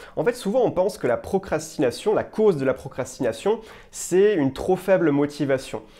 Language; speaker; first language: French; native; French